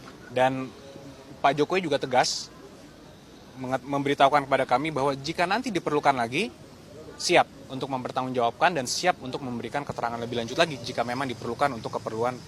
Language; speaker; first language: Indonesian; native; Indonesian